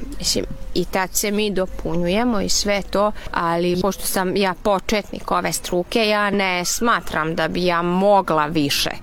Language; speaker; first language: Serbian; non-native, local second language; Hungarian